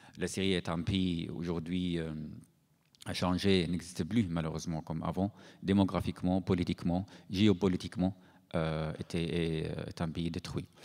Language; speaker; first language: French; non-native, fluent; Arabic